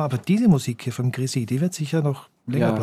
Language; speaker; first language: German; native; German